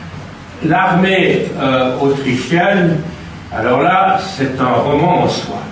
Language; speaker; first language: French; native; French